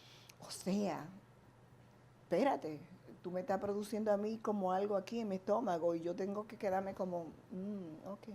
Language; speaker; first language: Spanish; native; Spanish